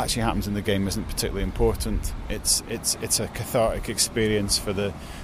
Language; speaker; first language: English; native; English